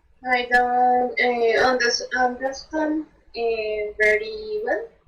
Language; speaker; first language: English; non-native, learner; Spanish